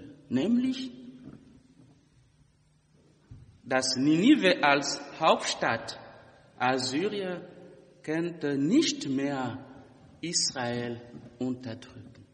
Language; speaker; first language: German; non-native, fluent; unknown